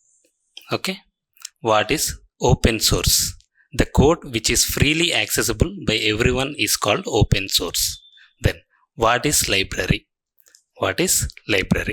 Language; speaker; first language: English; non-native, local second language; Telugu